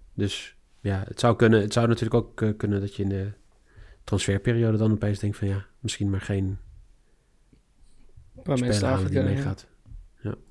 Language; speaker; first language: Dutch; native; Dutch